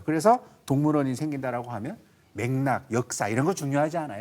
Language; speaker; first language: Korean; native; Korean